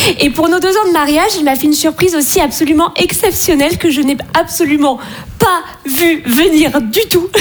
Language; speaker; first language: French; native; French